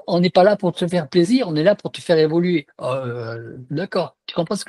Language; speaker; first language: French; native; French